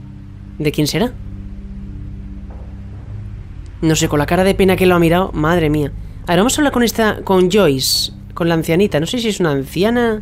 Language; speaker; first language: Spanish; native; Spanish